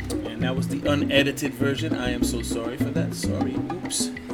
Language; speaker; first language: English; early bilingual, other home language; Spanish